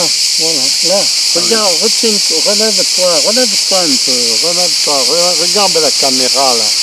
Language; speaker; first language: French; native; French